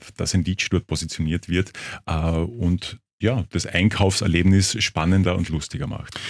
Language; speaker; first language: German; native; German